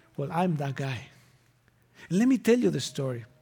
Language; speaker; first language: English; non-native, fluent; Spanish